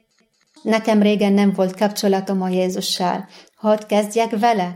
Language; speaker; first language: Hungarian; non-native, learner; Arabic